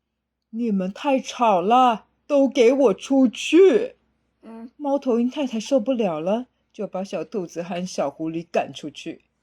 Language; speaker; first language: Chinese; native; Chinese